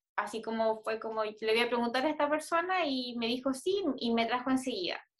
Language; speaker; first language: Spanish; native; Spanish